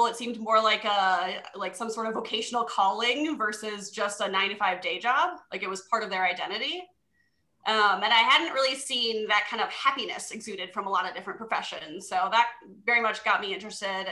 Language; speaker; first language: English; native; English